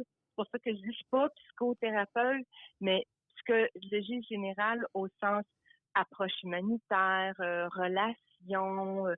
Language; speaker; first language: French; native; French